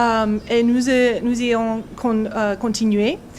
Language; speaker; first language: French; non-native, fluent; English